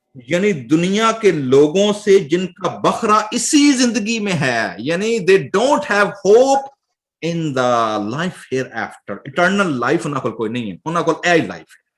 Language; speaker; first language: Urdu; non-native, local second language; Punjabi